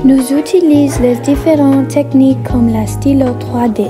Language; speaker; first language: French; non-native, learner; English